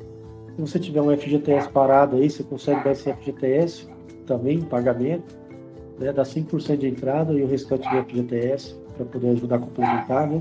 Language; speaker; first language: Portuguese; native; Portuguese